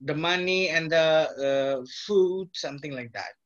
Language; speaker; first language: English; non-native, fluent; Indonesian